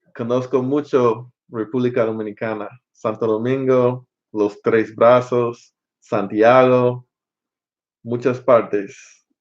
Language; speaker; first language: Spanish; non-native, fluent; English